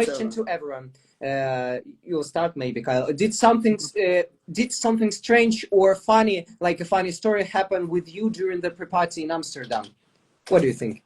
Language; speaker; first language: English; non-native, fluent; Ukrainian